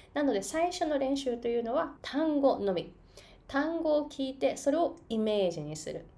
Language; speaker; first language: Japanese; native; Japanese